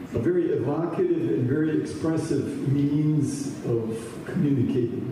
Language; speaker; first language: English; early bilingual, other home language; Ukrainian